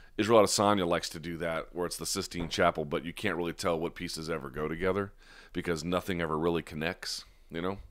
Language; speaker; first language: English; native; English